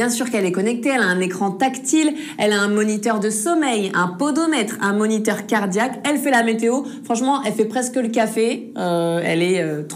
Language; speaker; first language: French; native; French